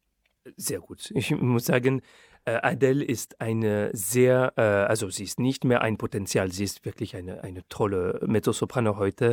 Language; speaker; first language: German; non-native, fluent; French